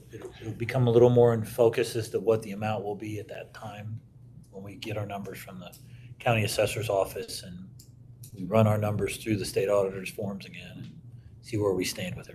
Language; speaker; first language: English; native; English